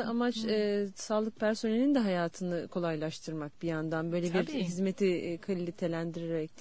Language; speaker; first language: Turkish; native; Turkish